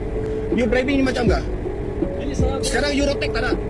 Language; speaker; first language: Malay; non-native, local second language; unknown